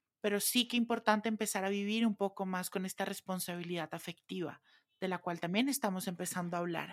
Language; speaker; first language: Spanish; native; Spanish